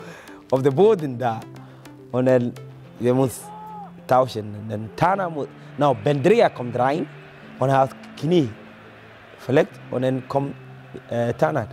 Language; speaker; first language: German; non-native, fluent; Akan